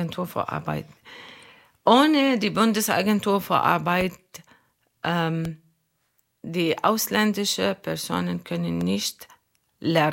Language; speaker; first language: German; non-native, fluent; Arabic